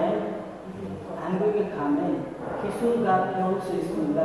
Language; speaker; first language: Korean; non-native, learner; Nepali